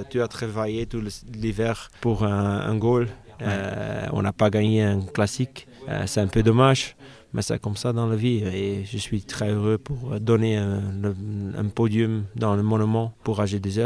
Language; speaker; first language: French; non-native, local second language; Dutch